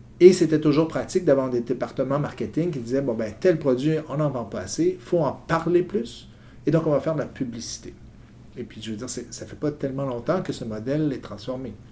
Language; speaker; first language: French; native; French